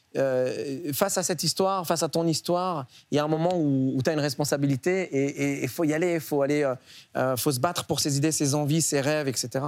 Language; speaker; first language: French; early bilingual, other home language; Arabic